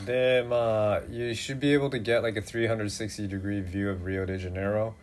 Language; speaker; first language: English; native; English